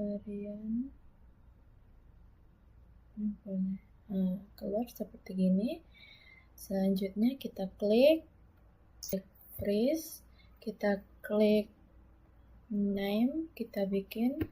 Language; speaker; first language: Indonesian; native; Indonesian